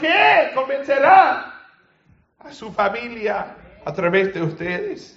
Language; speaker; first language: Spanish; non-native, fluent; English